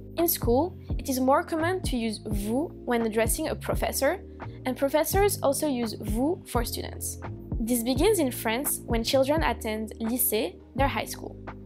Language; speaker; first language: English; non-native, fluent; French